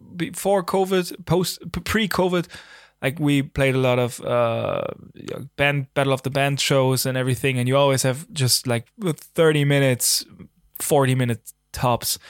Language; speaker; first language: English; non-native, fluent; German